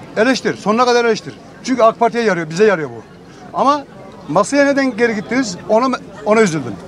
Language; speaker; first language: Turkish; native; Turkish